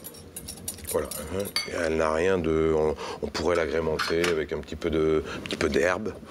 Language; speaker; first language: French; native; French